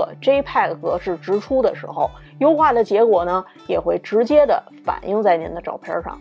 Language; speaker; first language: Chinese; native; Chinese